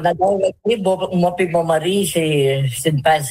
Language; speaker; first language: French; native; French